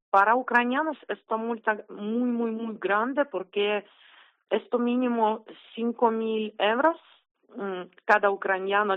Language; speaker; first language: Spanish; non-native, learner; Ukrainian